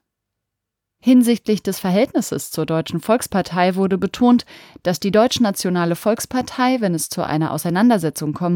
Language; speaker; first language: German; native; German